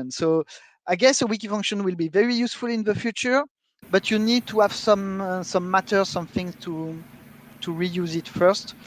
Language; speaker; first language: English; non-native, fluent; French